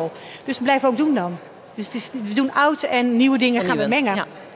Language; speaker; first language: Dutch; native; Dutch